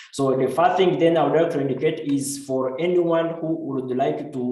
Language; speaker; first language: English; non-native, local second language; Kinyarwanda